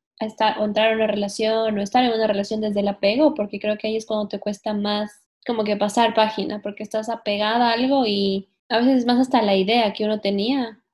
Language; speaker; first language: Spanish; native; Spanish